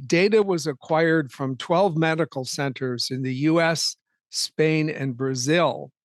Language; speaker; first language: English; native; English